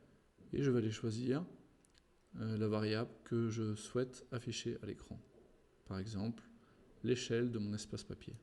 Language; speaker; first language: French; native; French